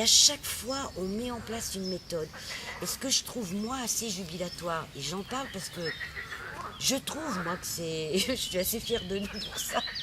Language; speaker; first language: French; native; French